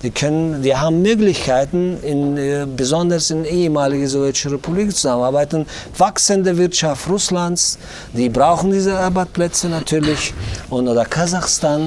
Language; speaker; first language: German; non-native, fluent; Tajik